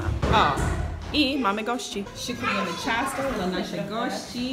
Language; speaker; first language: Polish; non-native, learner; English